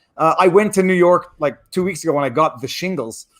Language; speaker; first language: English; native; English